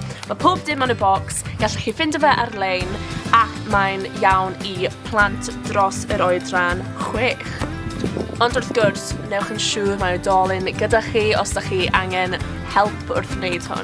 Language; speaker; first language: Welsh; non-native, local second language; English